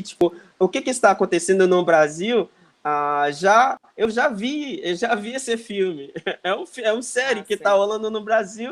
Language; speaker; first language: Portuguese; non-native, fluent; Haitian Creole